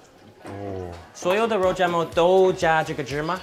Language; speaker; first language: Chinese; non-native, fluent; English